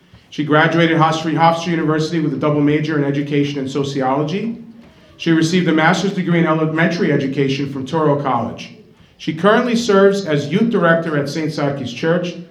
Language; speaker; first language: English; native; English